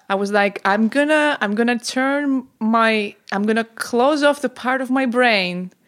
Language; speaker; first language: English; non-native, fluent; Greek